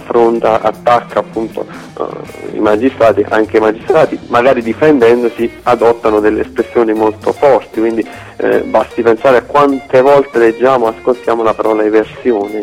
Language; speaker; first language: Italian; native; Italian